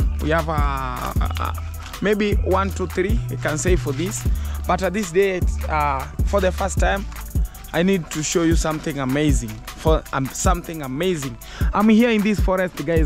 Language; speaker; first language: English; non-native, learner; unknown